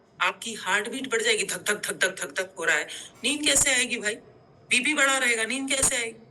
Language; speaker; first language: Hindi; non-native, local second language; Gujarati